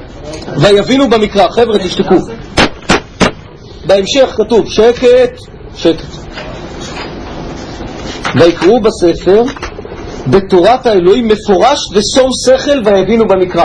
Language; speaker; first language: Hebrew; native; Hebrew